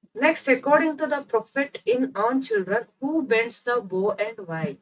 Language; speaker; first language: English; non-native, local second language; Kannada